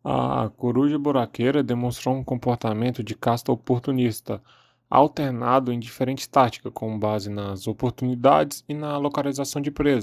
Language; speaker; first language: Portuguese; native; Portuguese